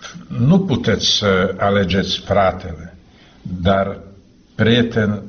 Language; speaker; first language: Romanian; non-native, learner; Slovak